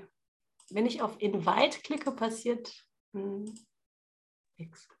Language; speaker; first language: German; native; German